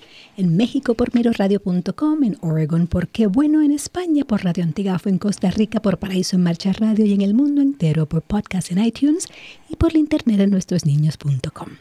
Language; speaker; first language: Spanish; native; Spanish